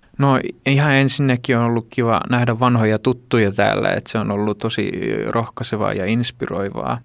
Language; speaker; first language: Finnish; early bilingual, heritage; Greek